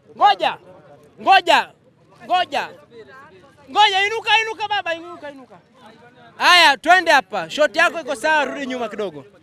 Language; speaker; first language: Swahili; native; Swahili